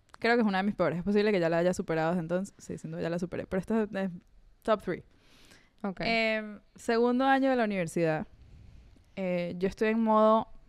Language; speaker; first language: Spanish; native; Spanish